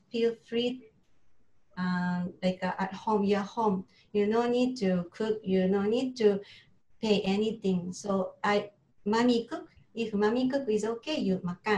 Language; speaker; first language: English; non-native, learner; Japanese